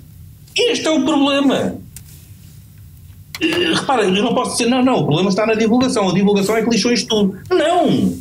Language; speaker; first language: Portuguese; native; Portuguese